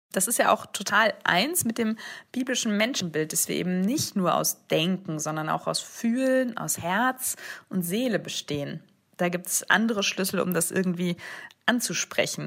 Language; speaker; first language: German; native; German